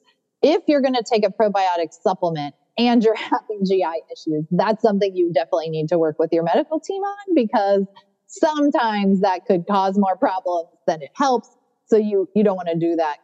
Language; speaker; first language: English; native; English